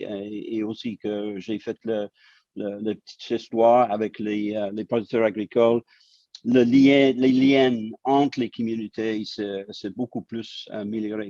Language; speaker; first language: French; non-native, local second language; English